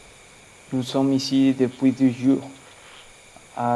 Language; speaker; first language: French; non-native, learner; Spanish